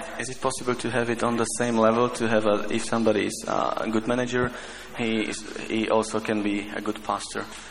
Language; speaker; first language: English; non-native, fluent; Czech